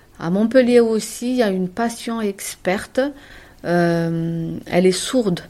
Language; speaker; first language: French; native; French